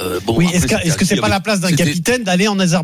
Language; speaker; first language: French; native; French